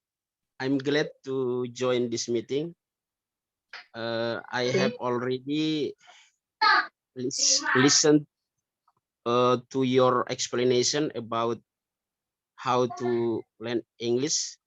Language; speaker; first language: English; non-native, learner; Indonesian